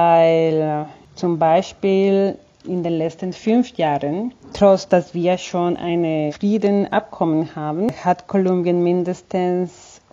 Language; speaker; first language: German; non-native, fluent; Spanish